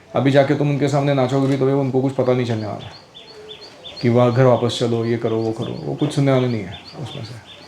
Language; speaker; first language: Hindi; non-native, local second language; Marathi